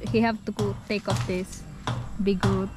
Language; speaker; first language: English; non-native, local second language; Cebuano